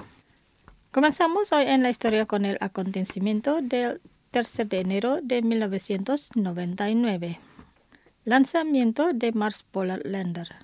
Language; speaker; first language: Spanish; non-native, fluent; Indonesian